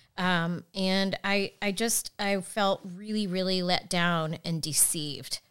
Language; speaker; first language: English; native; English